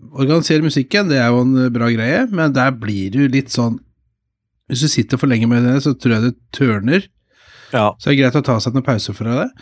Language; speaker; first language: Norwegian; native; Norwegian